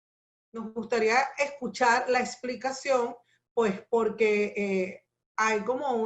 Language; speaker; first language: Spanish; native; Spanish